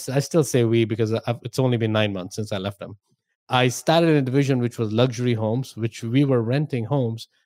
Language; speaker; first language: English; non-native, local second language; Hindi